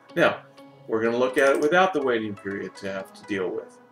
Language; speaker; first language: English; native; English